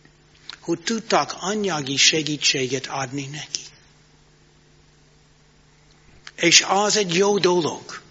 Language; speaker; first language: Hungarian; non-native, fluent; English